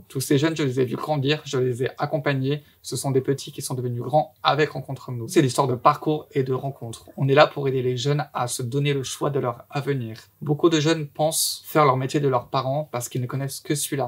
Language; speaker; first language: French; native; French